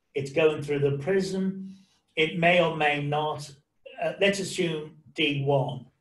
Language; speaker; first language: English; native; English